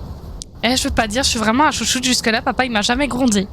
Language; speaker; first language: French; native; French